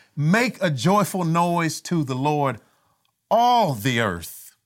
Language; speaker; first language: English; native; English